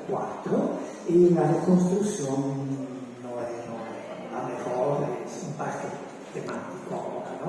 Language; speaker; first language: Spanish; non-native, learner; Italian